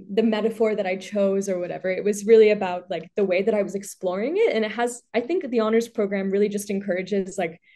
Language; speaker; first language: English; native; English